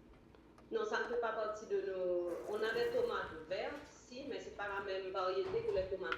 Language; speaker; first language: French; native; French